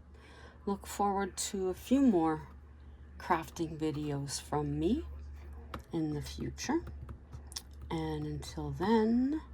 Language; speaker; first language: English; native; English